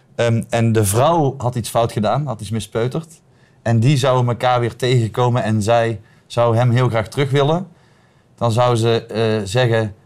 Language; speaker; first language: Dutch; native; Dutch